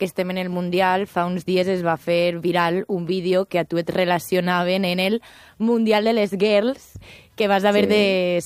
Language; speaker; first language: Catalan; native; Catalan